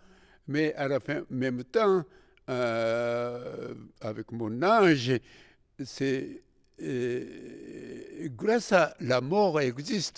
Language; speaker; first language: French; non-native, fluent; Japanese